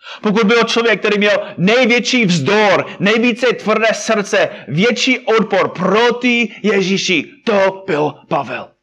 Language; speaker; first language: Czech; non-native, fluent; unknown